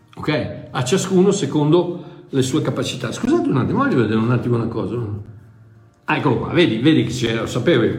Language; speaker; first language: Italian; non-native, fluent; English